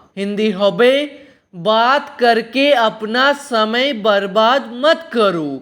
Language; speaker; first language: Hindi; non-native, local second language; Bangla